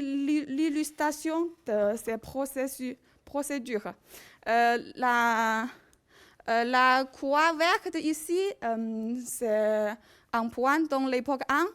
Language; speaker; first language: French; non-native, learner; Chinese